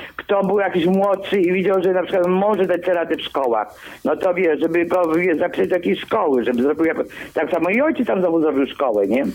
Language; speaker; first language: Polish; early bilingual, other home language; Greek